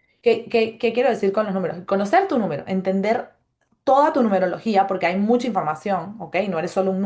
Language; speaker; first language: Spanish; native; Spanish